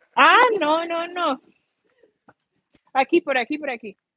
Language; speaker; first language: Spanish; native; Spanish